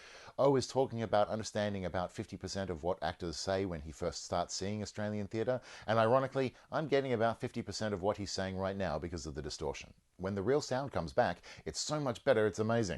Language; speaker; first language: English; native; English